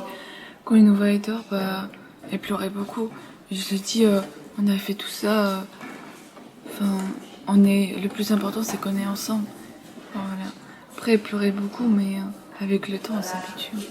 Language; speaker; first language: French; early bilingual, other home language; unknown